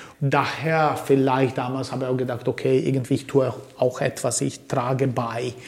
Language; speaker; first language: German; early bilingual, other home language; Croatian